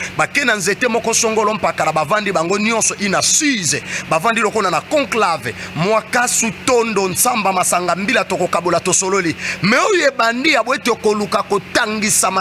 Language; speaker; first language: Lingala; non-native, local second language; Kongo